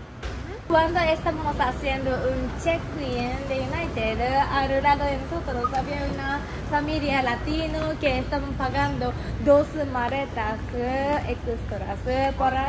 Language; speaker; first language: Spanish; non-native, learner; Japanese